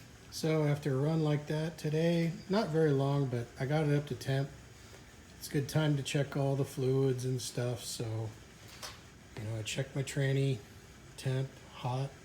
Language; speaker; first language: English; native; English